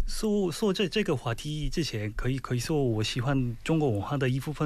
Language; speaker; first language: Chinese; non-native, fluent; Korean